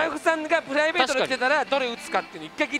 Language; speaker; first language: Japanese; native; Japanese